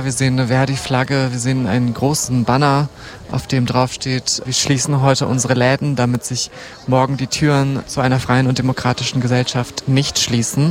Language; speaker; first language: German; native; German